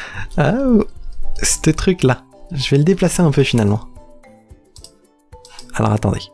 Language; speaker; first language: French; native; French